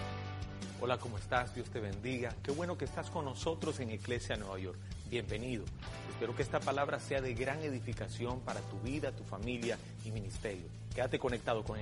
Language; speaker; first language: Spanish; native; Spanish